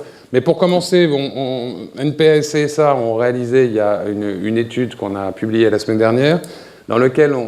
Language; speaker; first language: French; native; French